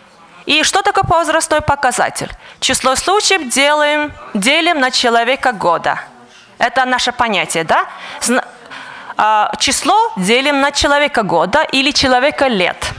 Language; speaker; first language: Russian; non-native, fluent; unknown